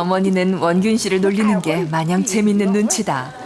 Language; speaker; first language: Korean; native; Korean